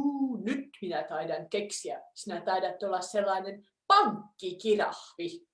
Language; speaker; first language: Finnish; native; Finnish